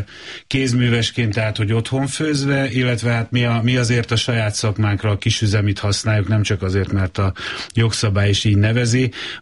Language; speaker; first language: Hungarian; native; Hungarian